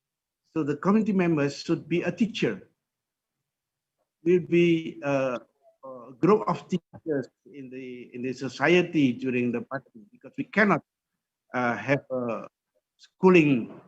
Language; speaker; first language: English; non-native, fluent; Indonesian